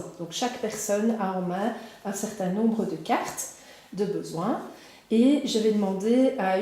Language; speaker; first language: French; native; French